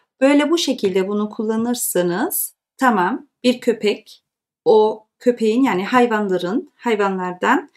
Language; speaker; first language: Turkish; early bilingual, heritage; Turkish